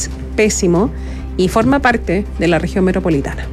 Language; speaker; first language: Spanish; native; Spanish